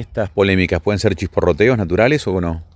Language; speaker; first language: Spanish; native; Spanish